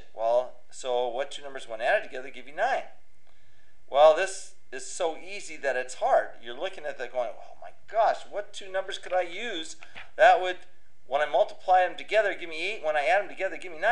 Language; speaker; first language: English; native; English